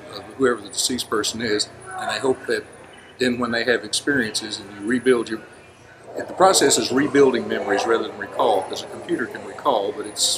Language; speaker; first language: English; native; English